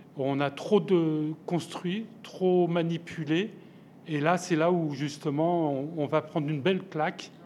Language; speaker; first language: French; native; French